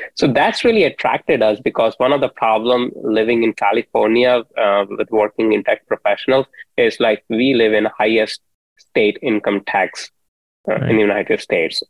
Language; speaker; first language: English; non-native, local second language; Hindi